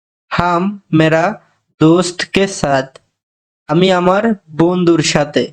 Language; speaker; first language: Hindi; non-native, fluent; Bangla